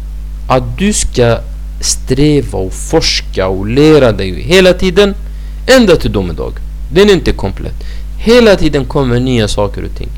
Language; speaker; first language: Swedish; non-native, fluent; Arabic